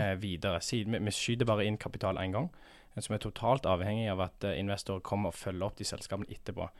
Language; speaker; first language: Norwegian; early bilingual, heritage; English